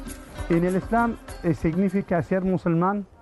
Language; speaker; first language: Spanish; non-native, fluent; Arabic